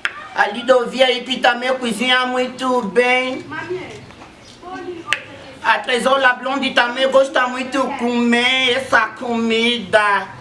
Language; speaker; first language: Portuguese; non-native, learner; Lingala